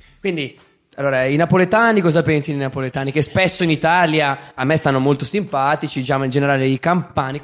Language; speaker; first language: Italian; native; Italian